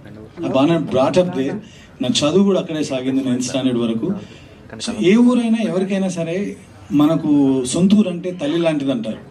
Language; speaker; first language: Telugu; native; Telugu